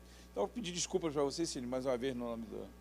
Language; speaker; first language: Portuguese; native; Portuguese